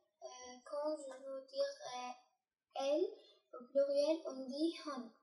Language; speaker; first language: French; early bilingual, other home language; Arabic